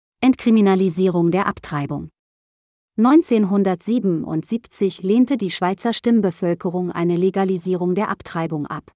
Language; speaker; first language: German; native; German